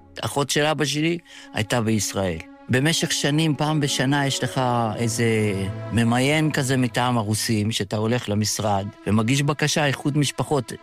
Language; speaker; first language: Hebrew; early bilingual, other home language; Yiddish